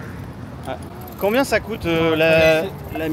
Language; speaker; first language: French; native; French